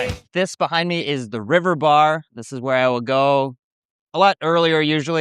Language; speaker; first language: English; native; English